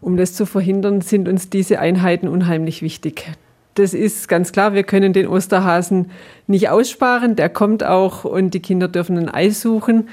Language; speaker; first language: German; native; German